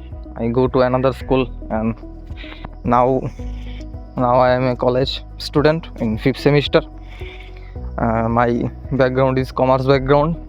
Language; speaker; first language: English; non-native, learner; Hindi